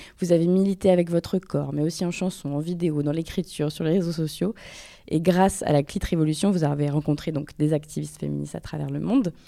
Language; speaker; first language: French; native; French